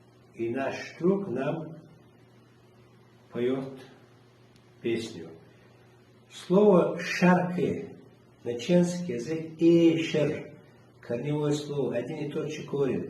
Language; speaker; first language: Russian; non-native, local second language; Chechen